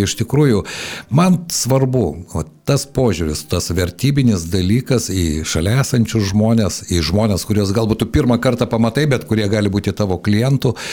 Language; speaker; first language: Lithuanian; native; Lithuanian